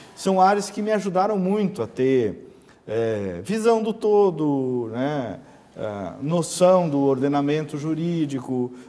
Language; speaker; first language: Portuguese; native; Portuguese